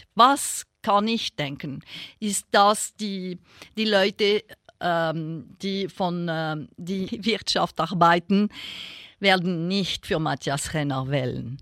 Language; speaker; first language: German; non-native, local second language; French